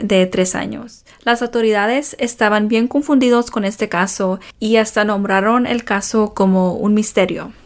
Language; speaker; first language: Spanish; early bilingual, heritage; Spanish